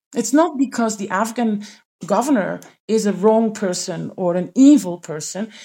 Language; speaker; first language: English; non-native, fluent; Dutch